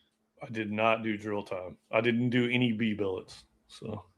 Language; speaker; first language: English; native; English